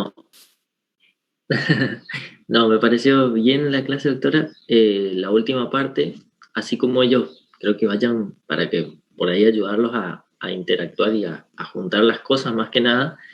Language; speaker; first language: Spanish; native; Spanish